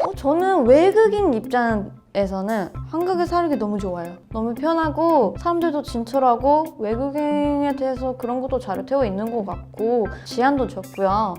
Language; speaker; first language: Korean; non-native, fluent; Japanese